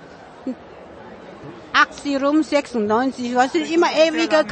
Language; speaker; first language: German; non-native, fluent; Min Nan Chinese